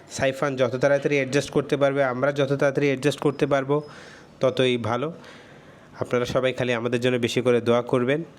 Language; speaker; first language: Bangla; early bilingual, heritage; Bangla